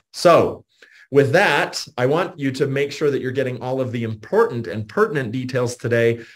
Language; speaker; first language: English; native; English